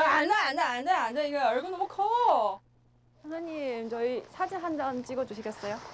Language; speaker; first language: Korean; non-native, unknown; Chinese